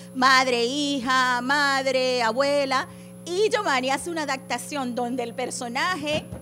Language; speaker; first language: Spanish; early bilingual, heritage; Spanish